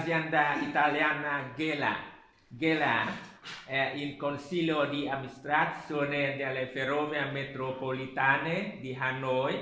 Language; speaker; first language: Italian; non-native, learner; Vietnamese